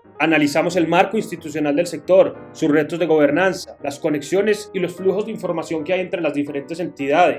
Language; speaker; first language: Spanish; native; Spanish